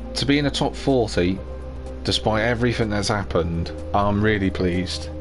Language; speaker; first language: English; native; English